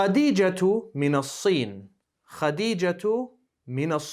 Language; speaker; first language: Arabic; non-native, fluent; English